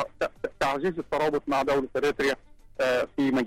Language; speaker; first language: Arabic; native; Arabic